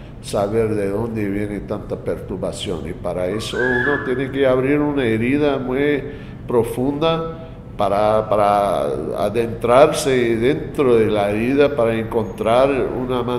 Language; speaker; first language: Spanish; non-native, fluent; English